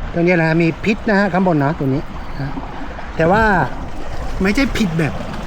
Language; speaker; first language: Thai; native; Thai